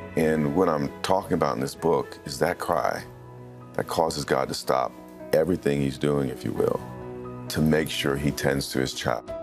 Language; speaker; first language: English; native; English